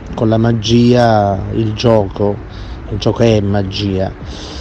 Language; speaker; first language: Italian; native; Italian